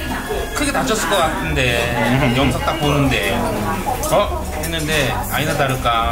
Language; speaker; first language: Korean; non-native, fluent; Chinese